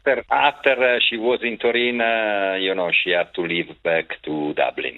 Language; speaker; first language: English; non-native, fluent; Italian